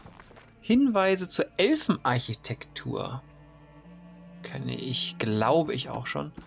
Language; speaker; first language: German; native; German